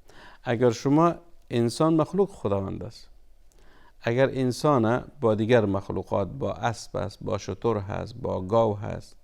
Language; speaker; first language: Persian; native; Persian